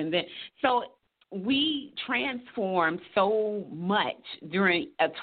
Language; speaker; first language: English; native; English